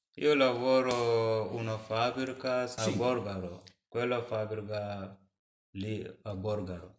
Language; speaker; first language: Italian; non-native, learner; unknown